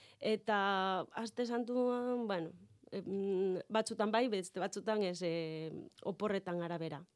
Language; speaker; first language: Basque; non-native, learner; Galician